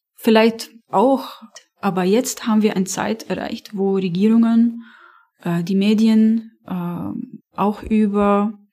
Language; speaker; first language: German; non-native, fluent; Arabic